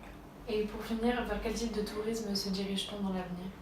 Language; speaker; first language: French; native; French